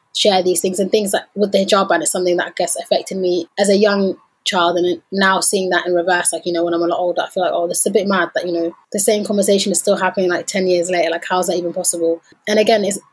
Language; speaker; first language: English; early bilingual, other home language; Danish